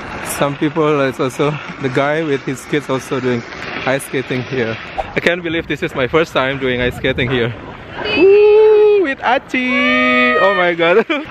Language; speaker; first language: English; non-native, learner; Indonesian